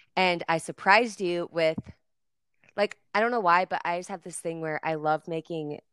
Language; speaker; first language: English; native; English